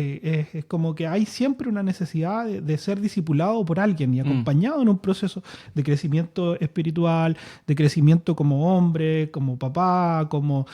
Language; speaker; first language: Spanish; native; Spanish